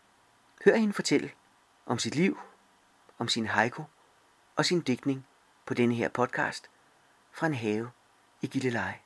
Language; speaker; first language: Danish; native; Danish